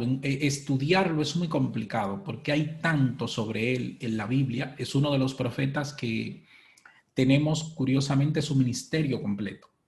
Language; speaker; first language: Spanish; native; Spanish